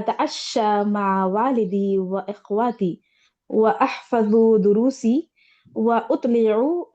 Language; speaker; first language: Arabic; non-native, learner; Urdu